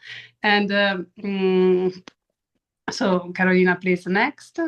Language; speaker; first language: English; non-native, fluent; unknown